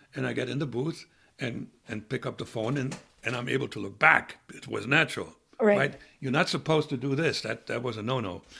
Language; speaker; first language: English; non-native, fluent; German